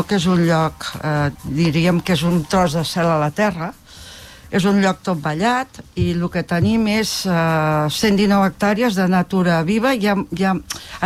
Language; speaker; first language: Catalan; native; Catalan